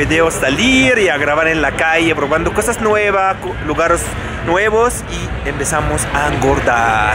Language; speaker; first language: Spanish; non-native, learner; Arabic